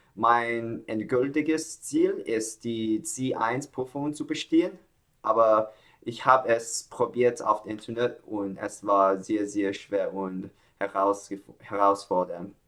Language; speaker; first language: German; non-native, learner; Chinese